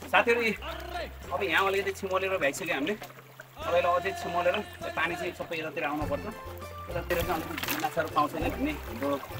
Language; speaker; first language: Nepali; non-native, local second language; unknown